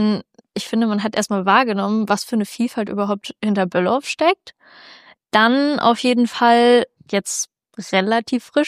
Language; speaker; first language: German; native; German